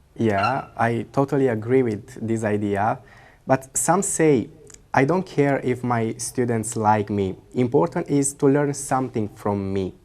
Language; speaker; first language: English; non-native, fluent; Romanian